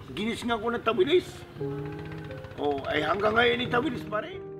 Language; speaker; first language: Filipino; native; Filipino